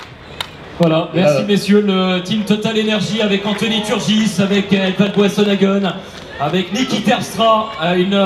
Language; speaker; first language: French; native; French